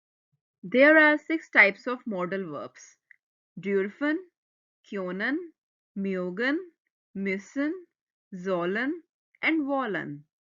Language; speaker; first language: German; non-native, fluent; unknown